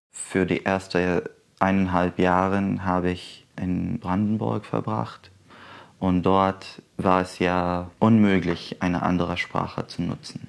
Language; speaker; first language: German; non-native, fluent; Arabic